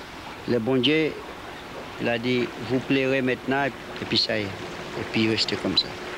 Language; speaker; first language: French; non-native, local second language; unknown